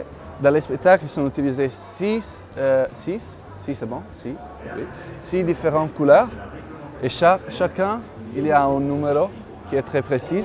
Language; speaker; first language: French; non-native, learner; Italian